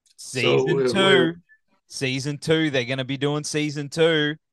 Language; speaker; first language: English; native; English